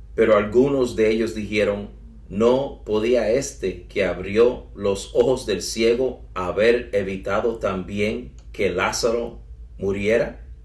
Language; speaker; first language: Spanish; early bilingual, heritage; English